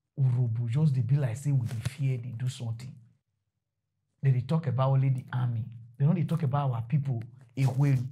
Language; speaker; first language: Nigerian Pidgin; non-native, local second language; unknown